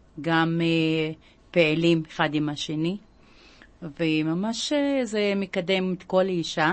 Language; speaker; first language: Hebrew; non-native, local second language; Arabic